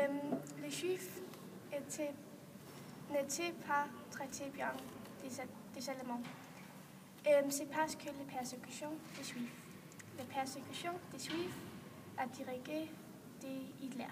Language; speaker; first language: French; non-native, learner; Danish